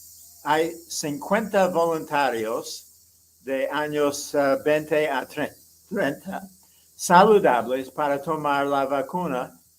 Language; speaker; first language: Spanish; non-native, fluent; English